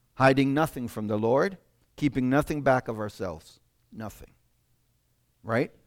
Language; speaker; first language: English; non-native, fluent; Italian